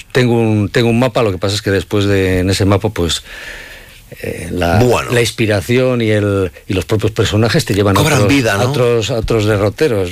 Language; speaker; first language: Spanish; native; Spanish